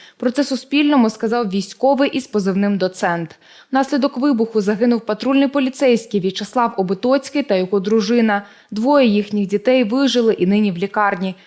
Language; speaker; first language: Ukrainian; native; Ukrainian